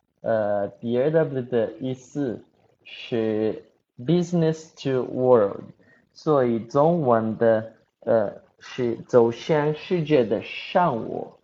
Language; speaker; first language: Chinese; non-native, learner; Portuguese